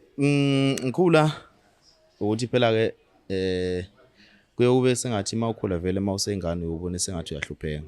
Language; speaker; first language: Zulu; native; Zulu